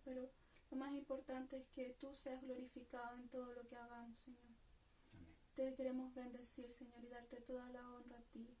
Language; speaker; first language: Spanish; native; Spanish